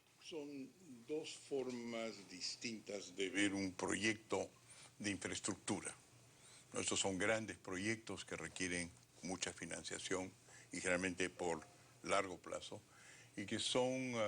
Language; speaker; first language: Spanish; native; Spanish